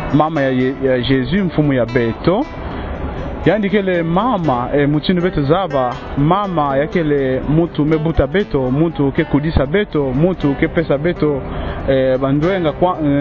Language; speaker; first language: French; non-native, local second language; Kongo